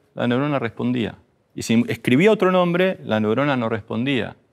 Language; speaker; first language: Spanish; native; Spanish